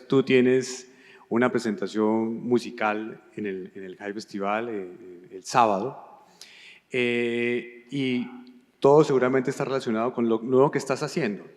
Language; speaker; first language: Spanish; native; Spanish